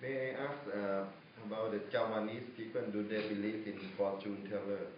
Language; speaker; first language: English; non-native, fluent; Thai